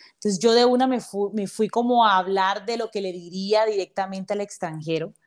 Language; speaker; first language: Spanish; native; Spanish